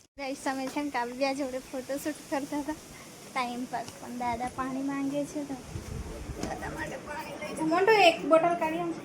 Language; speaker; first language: Gujarati; non-native, local second language; Vasavi